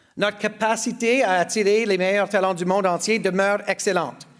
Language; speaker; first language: French; non-native, local second language; English